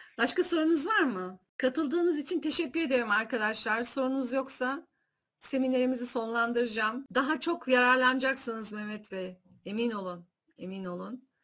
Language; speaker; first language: Turkish; early bilingual, heritage; Turkish